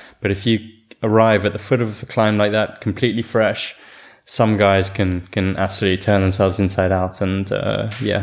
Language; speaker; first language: English; native; English